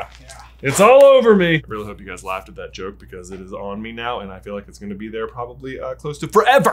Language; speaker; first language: English; native; English